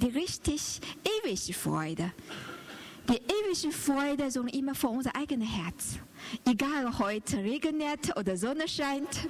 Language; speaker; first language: German; non-native, learner; Chinese